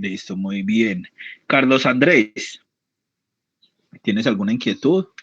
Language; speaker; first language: Spanish; native; Spanish